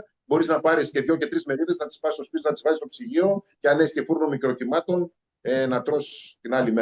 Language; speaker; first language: Greek; native; Greek